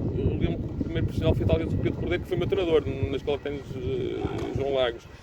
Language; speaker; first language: Portuguese; early bilingual, heritage; Portuguese